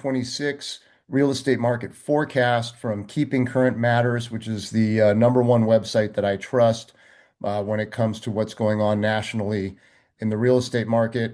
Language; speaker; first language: English; native; English